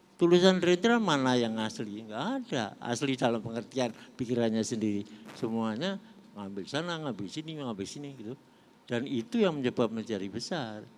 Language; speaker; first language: Indonesian; non-native, local second language; Javanese